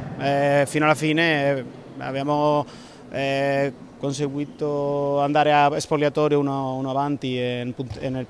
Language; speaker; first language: Italian; non-native, learner; Spanish